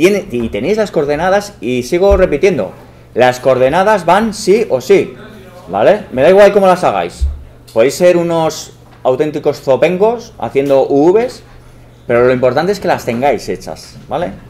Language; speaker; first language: Spanish; native; Spanish